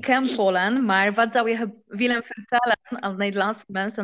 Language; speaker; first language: Dutch; non-native, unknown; Polish